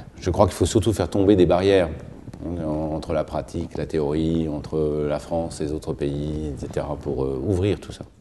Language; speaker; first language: French; native; French